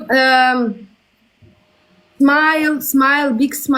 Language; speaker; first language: English; non-native, learner; Russian